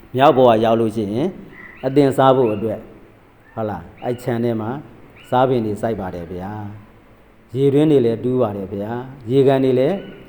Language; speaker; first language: Burmese; native; Burmese